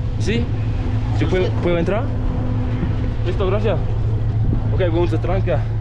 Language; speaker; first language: Spanish; non-native, learner; English